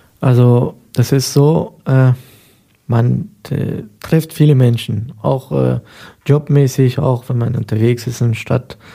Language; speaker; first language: German; non-native, fluent; Persian